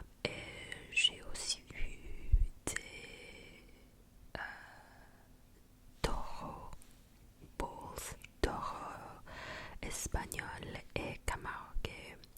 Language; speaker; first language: French; non-native, fluent; Japanese